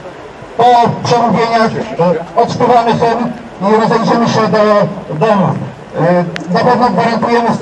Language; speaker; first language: Polish; native; Polish